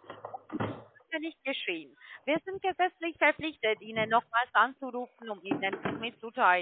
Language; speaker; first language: German; non-native, fluent; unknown